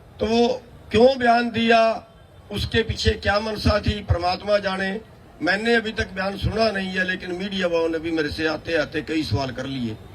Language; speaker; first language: Hindi; native; Hindi